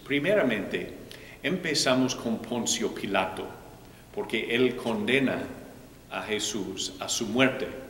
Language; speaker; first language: Spanish; non-native, fluent; English